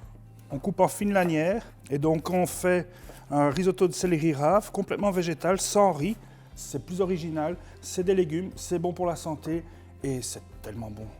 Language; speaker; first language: French; native; French